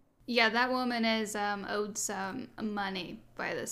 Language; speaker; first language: English; native; English